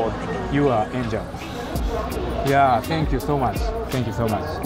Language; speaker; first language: English; non-native, learner; Japanese